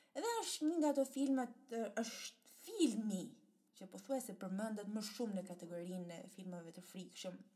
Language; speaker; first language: Albanian; early bilingual, heritage; Albanian